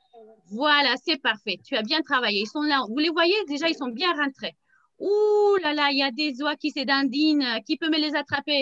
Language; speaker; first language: French; native; French